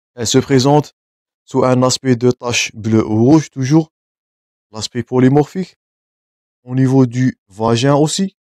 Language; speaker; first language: French; non-native, local second language; Arabic